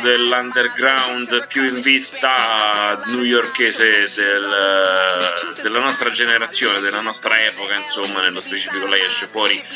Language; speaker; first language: Italian; native; Italian